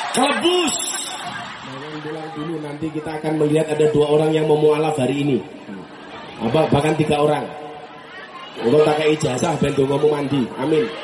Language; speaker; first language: Indonesian; non-native, local second language; Javanese